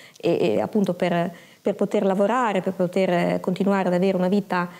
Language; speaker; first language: Italian; native; Italian